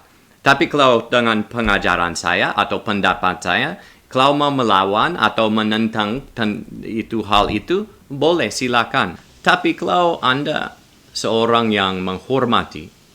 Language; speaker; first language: Indonesian; non-native, learner; English